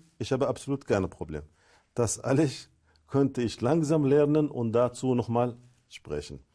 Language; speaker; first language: German; non-native, fluent; Arabic